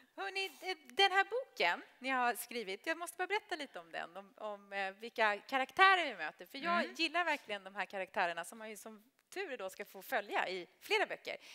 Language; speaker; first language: Swedish; native; Swedish